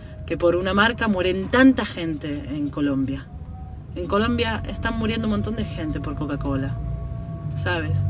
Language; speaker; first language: Spanish; native; Spanish